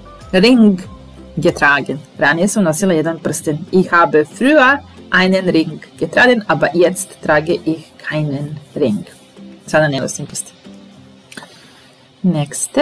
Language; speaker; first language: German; non-native, fluent; Serbian